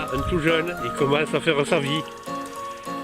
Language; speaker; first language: French; native; French